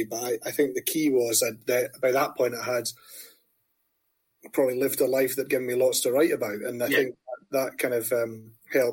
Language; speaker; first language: English; native; English